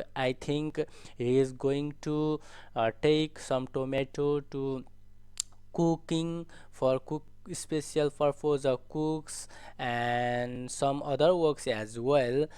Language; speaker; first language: English; non-native, learner; Nepali